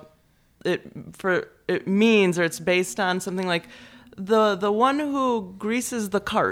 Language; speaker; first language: English; early bilingual, other home language; Polish